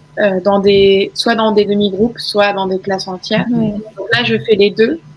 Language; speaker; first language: French; native; French